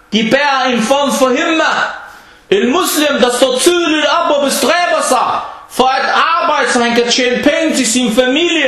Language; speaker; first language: Danish; non-native, fluent; Arabic